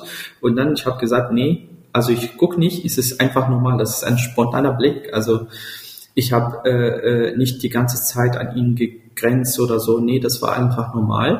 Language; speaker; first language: German; non-native, fluent; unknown